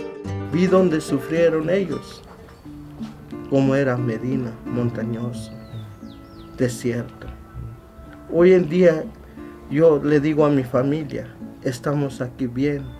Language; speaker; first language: Spanish; non-native, local second language; Tzotzil